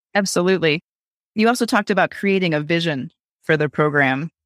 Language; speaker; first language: English; native; English